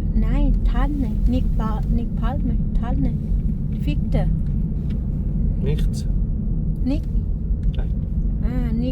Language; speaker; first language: German; non-native, learner; Thai